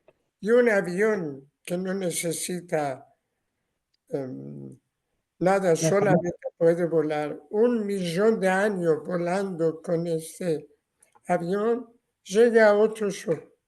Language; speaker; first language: Spanish; non-native, learner; Persian